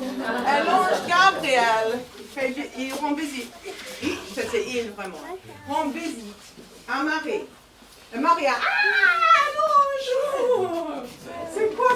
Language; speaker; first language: French; non-native, fluent; English